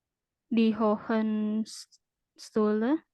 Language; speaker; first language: German; non-native, learner; Indonesian